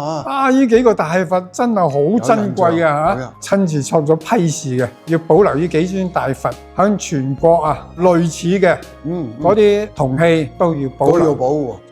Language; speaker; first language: Cantonese; native; Cantonese